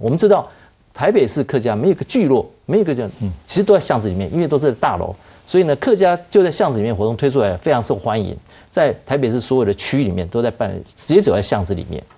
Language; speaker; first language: Chinese; native; Chinese